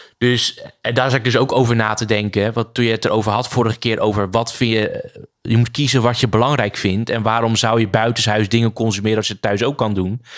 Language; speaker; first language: Dutch; native; Dutch